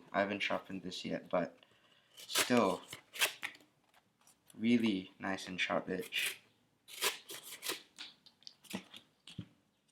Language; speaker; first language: English; native; English